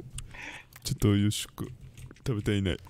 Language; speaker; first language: Japanese; non-native, learner; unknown